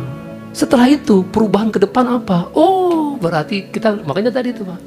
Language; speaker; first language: Indonesian; native; Indonesian